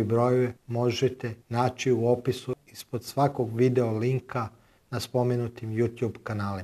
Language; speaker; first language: Croatian; native; Croatian